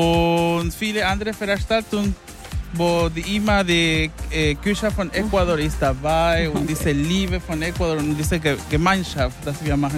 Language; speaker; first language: German; non-native, fluent; Spanish